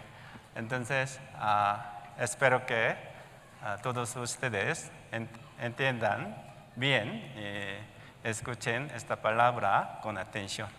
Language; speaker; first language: Spanish; non-native, learner; Korean